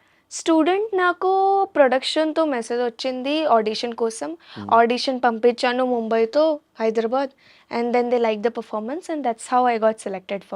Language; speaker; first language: Telugu; non-native, learner; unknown